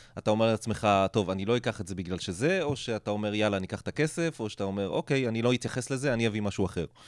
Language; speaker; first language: Hebrew; non-native, local second language; Arabic